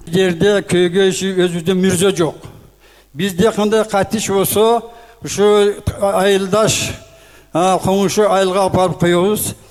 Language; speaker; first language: Kyrgyz; native; Kyrgyz